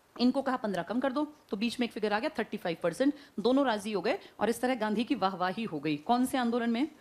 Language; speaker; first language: Hindi; native; Hindi